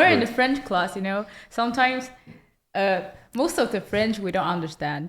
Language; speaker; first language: English; non-native, learner; Chinese